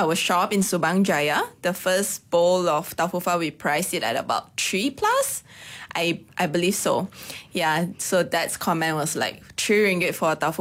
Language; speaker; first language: English; non-native, local second language; Cantonese